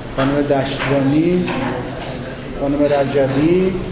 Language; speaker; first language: Persian; native; Persian